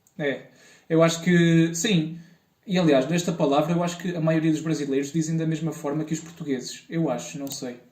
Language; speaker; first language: Portuguese; native; Portuguese